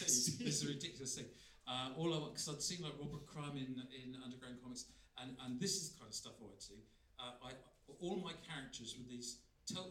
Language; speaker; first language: English; native; English